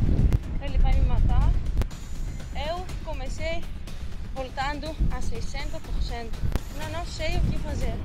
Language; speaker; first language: Portuguese; non-native, learner; Greek